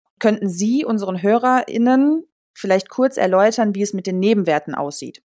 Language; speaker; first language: German; native; German